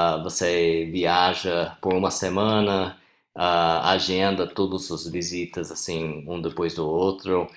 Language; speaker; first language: Portuguese; non-native, fluent; English